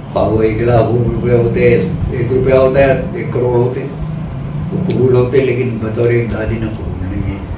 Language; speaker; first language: Urdu; native; Urdu